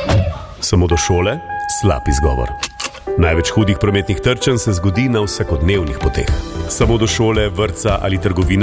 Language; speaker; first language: Slovenian; native; Slovenian